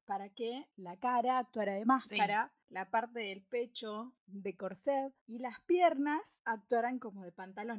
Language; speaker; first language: Spanish; native; Spanish